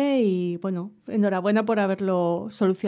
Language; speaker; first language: Spanish; native; Spanish